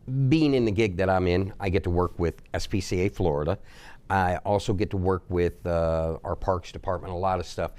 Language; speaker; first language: English; native; English